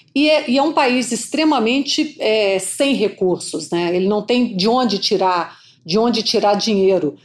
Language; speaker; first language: Portuguese; native; Portuguese